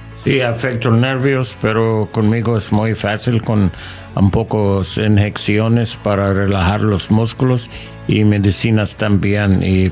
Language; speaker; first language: Spanish; non-native, fluent; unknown